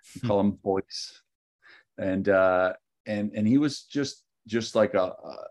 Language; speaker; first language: English; native; English